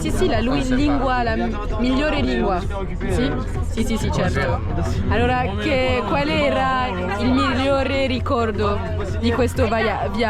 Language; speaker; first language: Italian; non-native, learner; French